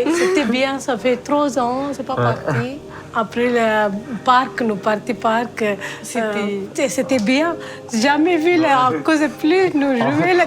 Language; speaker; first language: French; non-native, learner; Tamil